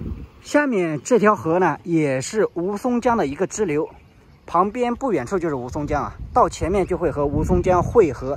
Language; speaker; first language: Chinese; native; Chinese